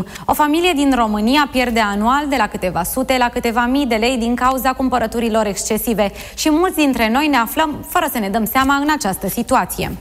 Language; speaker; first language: Romanian; native; Romanian